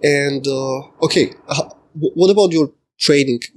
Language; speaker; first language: English; non-native, fluent; Slovak